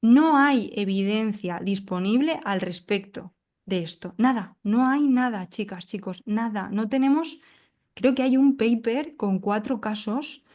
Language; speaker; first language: Spanish; native; Spanish